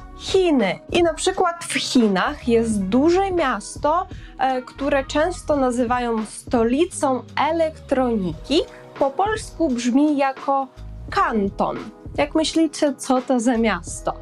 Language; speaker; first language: Polish; non-native, fluent; Ukrainian